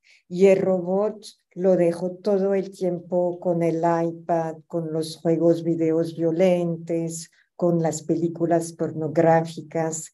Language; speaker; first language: Spanish; non-native, fluent; French